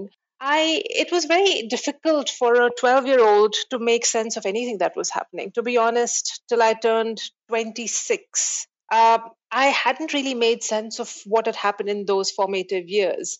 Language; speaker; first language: English; non-native, local second language; Kashmiri